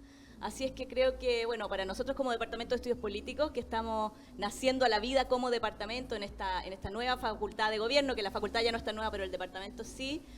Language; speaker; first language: Spanish; native; Spanish